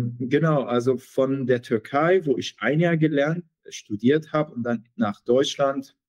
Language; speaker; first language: German; non-native, fluent; Arabic